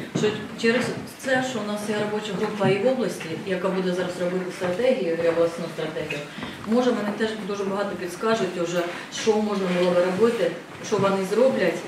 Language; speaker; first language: Ukrainian; non-native, fluent; Estonian